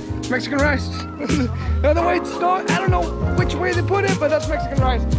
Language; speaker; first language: English; early bilingual, other home language; Spanish